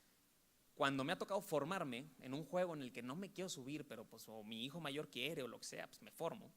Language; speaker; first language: Spanish; native; Spanish